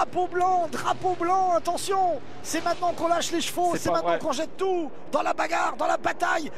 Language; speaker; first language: French; native; French